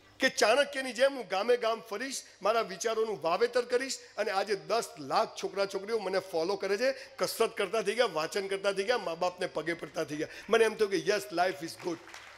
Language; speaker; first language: Gujarati; native; Gujarati